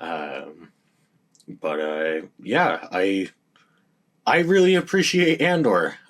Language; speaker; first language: English; native; English